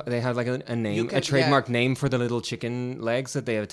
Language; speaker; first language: English; native; English